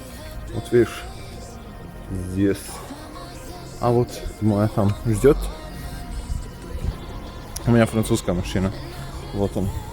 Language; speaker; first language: Russian; non-native, fluent; Serbian